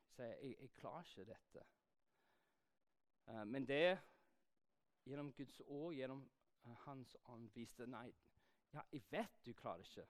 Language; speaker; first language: Norwegian; non-native, fluent; English